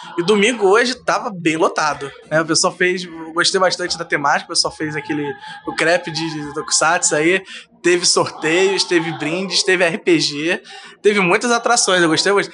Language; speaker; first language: Portuguese; native; Portuguese